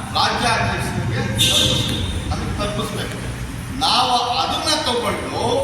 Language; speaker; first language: Kannada; non-native, local second language; Marathi